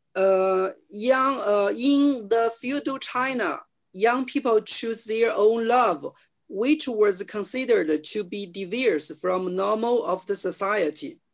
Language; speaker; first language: English; non-native, learner; Chinese